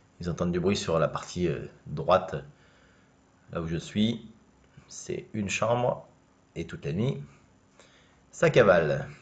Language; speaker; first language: French; native; French